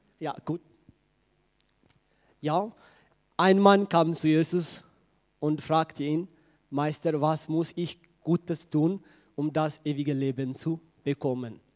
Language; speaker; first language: German; non-native, learner; Tigrinya